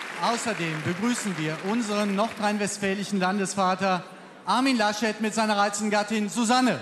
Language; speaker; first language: German; native; German